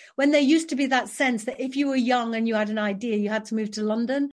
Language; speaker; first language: English; native; English